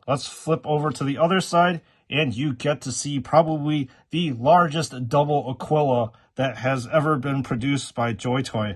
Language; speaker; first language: English; native; English